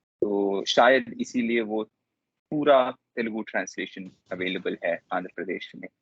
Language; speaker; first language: Hindi; non-native, local second language; Telugu